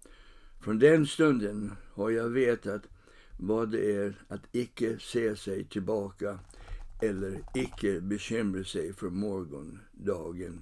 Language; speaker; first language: Swedish; non-native, fluent; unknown